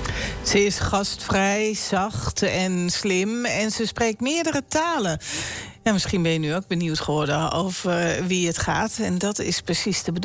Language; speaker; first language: Dutch; native; Dutch